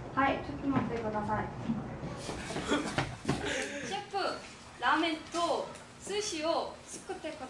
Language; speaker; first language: Japanese; non-native, learner; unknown